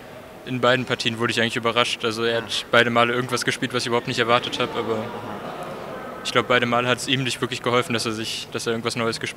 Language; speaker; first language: German; native; German